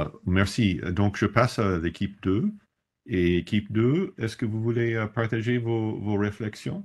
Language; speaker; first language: French; non-native, fluent; English